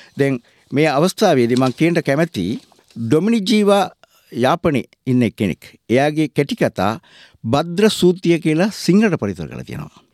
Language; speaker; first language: Sinhala; non-native, local second language; Tamil